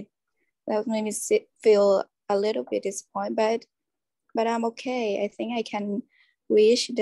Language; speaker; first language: English; non-native, learner; Thai